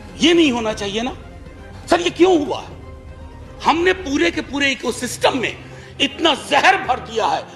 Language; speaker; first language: Hindi; native; Hindi